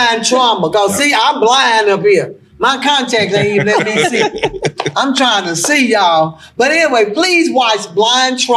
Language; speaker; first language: English; native; English